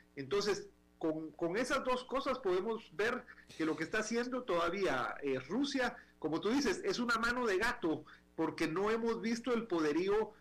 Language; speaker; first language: Spanish; native; Spanish